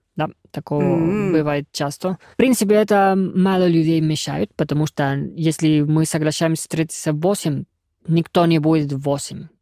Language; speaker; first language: Russian; non-native, fluent; Spanish